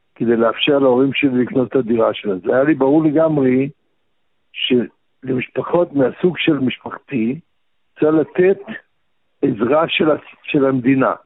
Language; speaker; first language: Hebrew; early bilingual, other home language; Arabic